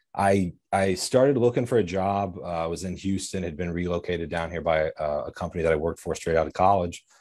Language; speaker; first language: English; native; English